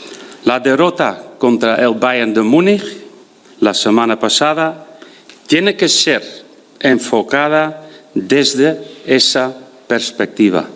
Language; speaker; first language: Spanish; non-native, fluent; Dutch